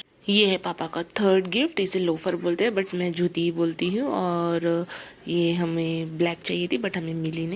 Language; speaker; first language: Hindi; native; Hindi